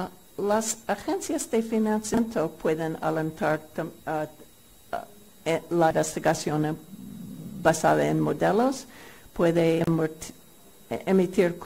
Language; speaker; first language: Spanish; non-native, fluent; English